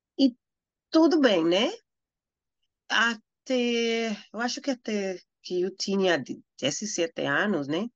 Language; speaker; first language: Portuguese; non-native, learner; Spanish